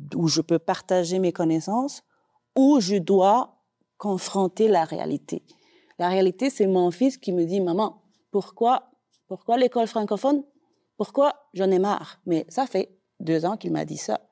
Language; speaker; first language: French; non-native, fluent; Spanish